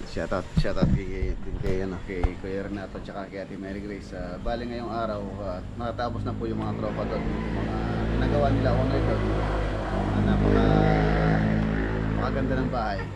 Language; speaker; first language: Filipino; native; Filipino